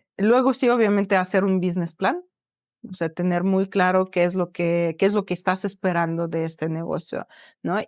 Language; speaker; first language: Spanish; non-native, fluent; Ukrainian